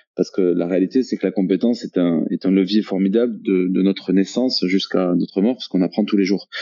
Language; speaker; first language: French; native; French